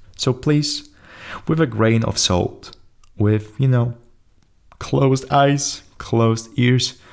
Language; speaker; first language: English; non-native, fluent; Polish